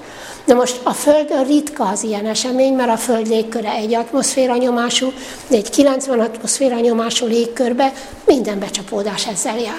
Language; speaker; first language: Hungarian; native; Hungarian